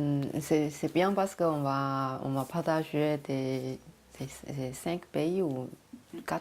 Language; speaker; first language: French; non-native, learner; Chinese